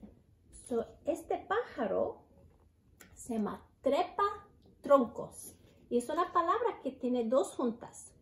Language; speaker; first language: Spanish; early bilingual, heritage; Spanish